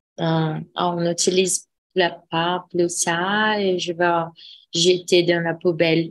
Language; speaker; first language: French; non-native, learner; Portuguese